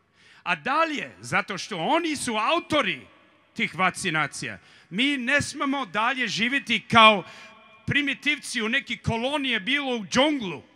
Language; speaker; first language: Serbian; early bilingual, heritage; Serbian